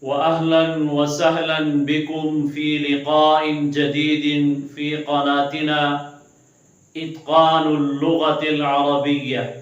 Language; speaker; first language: Arabic; non-native, fluent; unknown